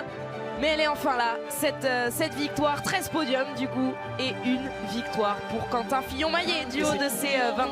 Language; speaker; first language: French; native; French